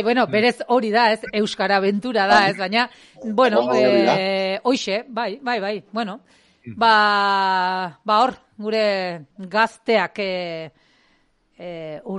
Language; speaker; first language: Basque; native; Basque